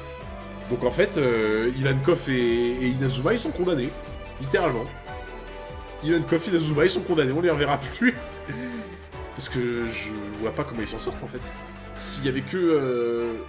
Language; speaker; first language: French; native; French